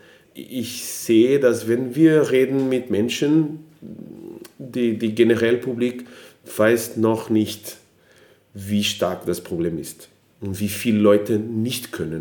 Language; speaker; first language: German; non-native, fluent; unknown